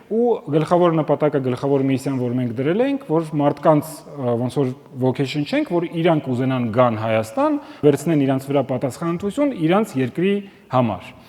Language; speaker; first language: Armenian; early bilingual, heritage; Armenian